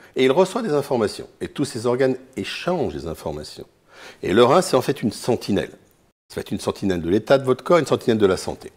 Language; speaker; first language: French; native; French